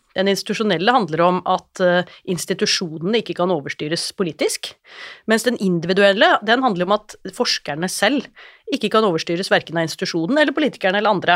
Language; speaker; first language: Norwegian; native; Norwegian